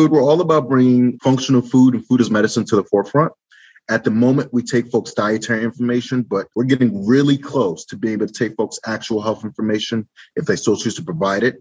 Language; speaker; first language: English; native; English